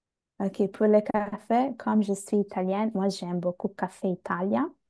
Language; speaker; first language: French; non-native, fluent; Bangla